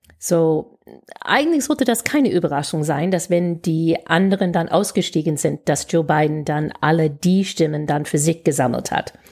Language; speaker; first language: German; non-native, fluent; English